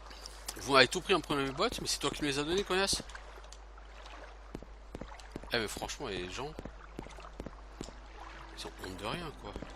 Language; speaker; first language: French; native; French